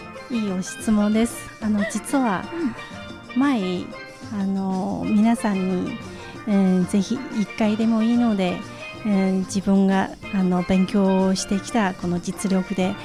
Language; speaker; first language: Japanese; non-native, fluent; Chinese